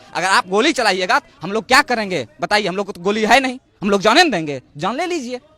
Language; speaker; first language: Hindi; native; Hindi